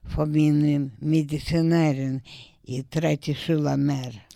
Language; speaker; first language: Swedish; non-native, learner; Russian